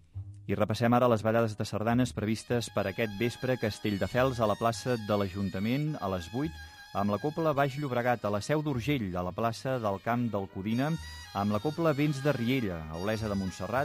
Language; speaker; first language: Catalan; native; Catalan